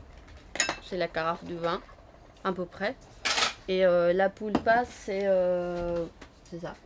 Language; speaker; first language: French; non-native, fluent; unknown